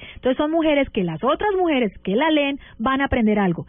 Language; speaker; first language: Spanish; early bilingual, heritage; Spanish